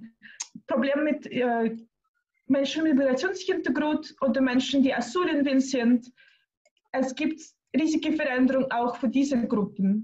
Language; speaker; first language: German; non-native, fluent; Russian